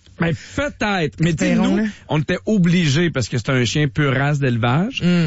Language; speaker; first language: French; native; French